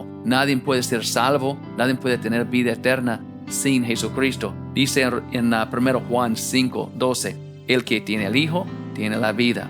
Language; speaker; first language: Spanish; non-native, fluent; English